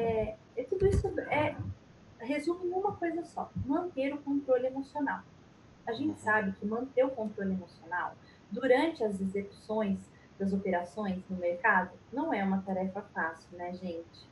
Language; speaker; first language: Portuguese; native; Portuguese